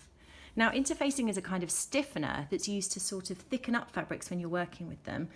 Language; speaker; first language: English; native; English